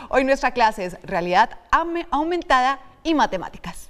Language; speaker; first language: Spanish; native; Spanish